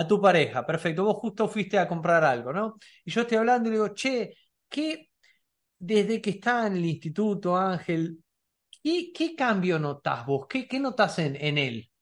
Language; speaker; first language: Spanish; native; Spanish